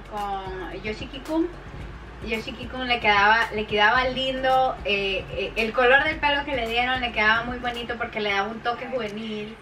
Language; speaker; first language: Spanish; native; Spanish